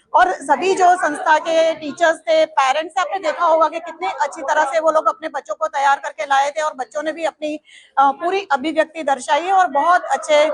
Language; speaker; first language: Hindi; non-native, local second language; Gujarati